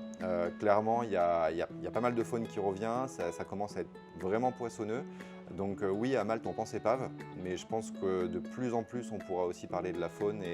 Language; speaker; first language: French; native; French